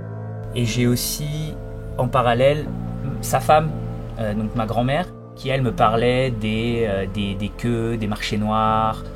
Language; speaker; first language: French; native; French